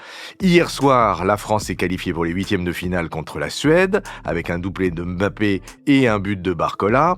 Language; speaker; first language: French; native; French